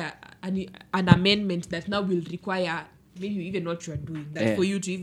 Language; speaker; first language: English; non-native, local second language; Luo (Kenya and Tanzania)